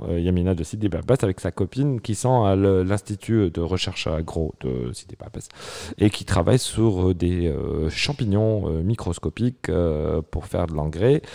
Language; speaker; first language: French; non-native, local second language; Arabic